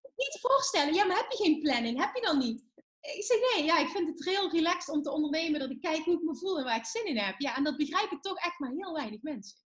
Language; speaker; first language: Dutch; native; Dutch